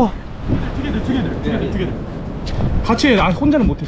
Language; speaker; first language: Korean; native; Korean